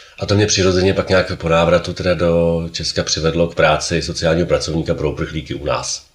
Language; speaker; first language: Czech; native; Czech